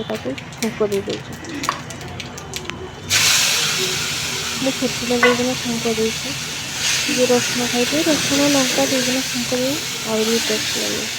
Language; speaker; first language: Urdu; non-native, local second language; Odia